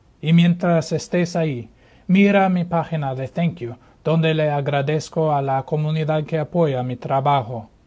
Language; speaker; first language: Spanish; non-native, fluent; English